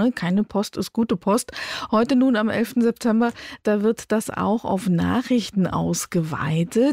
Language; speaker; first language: German; native; German